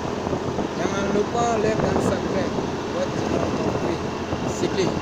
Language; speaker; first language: Indonesian; non-native, local second language; Achinese